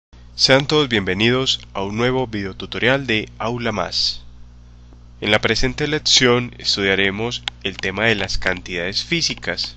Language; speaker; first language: Spanish; native; Spanish